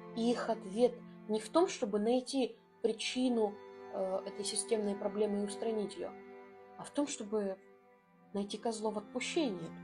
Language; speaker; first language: Russian; non-native, local second language; Abkhazian